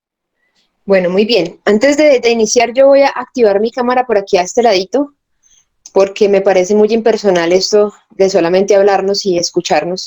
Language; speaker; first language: Spanish; native; Spanish